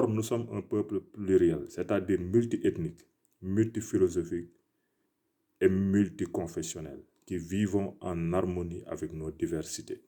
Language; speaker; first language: French; non-native, local second language; Wolof